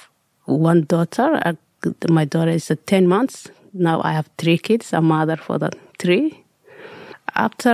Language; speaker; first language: English; non-native, learner; Somali